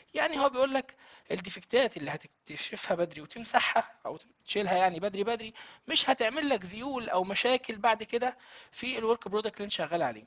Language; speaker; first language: Arabic; native; Arabic